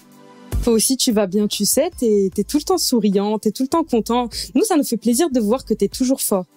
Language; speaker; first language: French; native; French